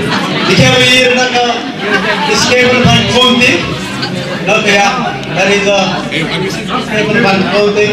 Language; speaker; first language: Dutch; non-native, learner; Nepali